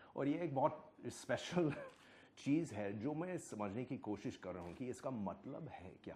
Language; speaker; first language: Hindi; non-native, fluent; English